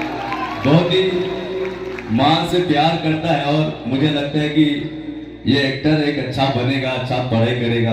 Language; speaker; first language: Hindi; non-native, local second language; Odia